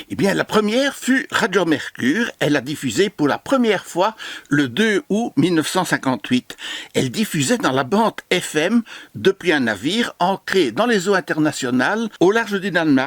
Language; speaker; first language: French; native; French